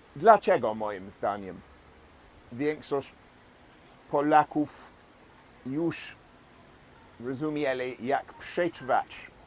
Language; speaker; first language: Polish; non-native, fluent; English